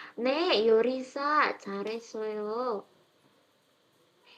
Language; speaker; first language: Korean; non-native, fluent; Indonesian